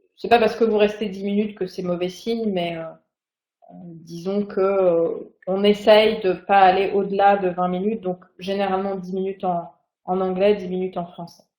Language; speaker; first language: French; native; French